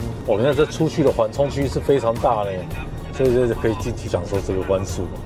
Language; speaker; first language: Chinese; native; Chinese